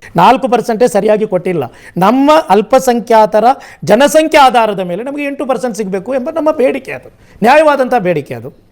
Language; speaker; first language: Kannada; non-native, local second language; Urdu